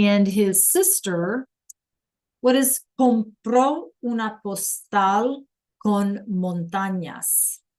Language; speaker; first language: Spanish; non-native, fluent; English